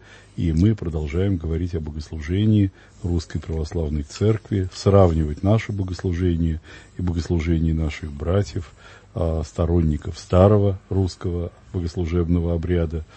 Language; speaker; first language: Russian; native; Russian